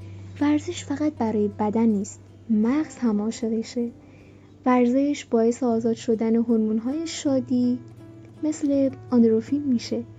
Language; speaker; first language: Persian; native; Persian